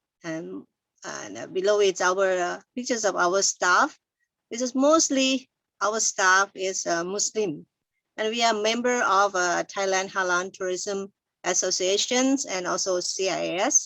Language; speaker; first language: English; non-native, fluent; Thai